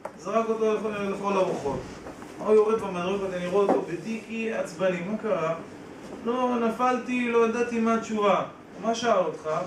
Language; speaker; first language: Hebrew; native; Hebrew